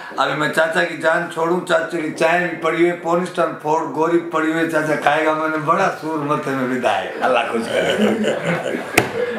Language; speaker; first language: Urdu; non-native, local second language; Sindhi